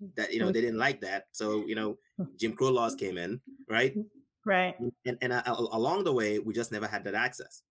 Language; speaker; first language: English; non-native, local second language; Igbo